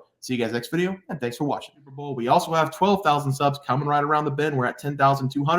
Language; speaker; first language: English; native; English